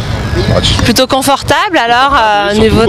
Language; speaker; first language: French; native; French